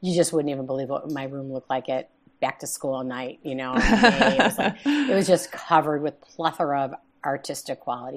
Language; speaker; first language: English; native; English